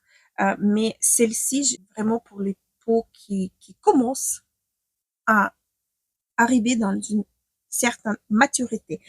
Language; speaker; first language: French; non-native, fluent; Ukrainian